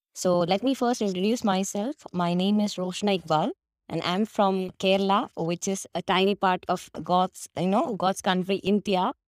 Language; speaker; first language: English; non-native, local second language; Malayalam